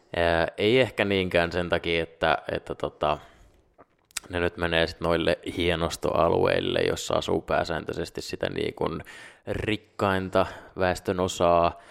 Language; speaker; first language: Finnish; non-native, local second language; Swedish